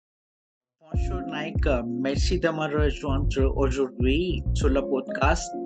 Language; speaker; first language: French; non-native, local second language; Hindi